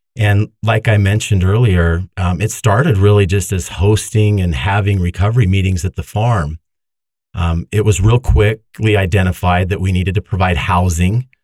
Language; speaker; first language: English; native; English